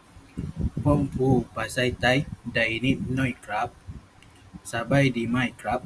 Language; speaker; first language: Thai; non-native, learner; Malay